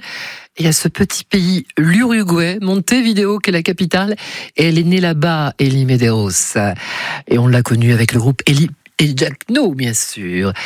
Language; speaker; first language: French; native; French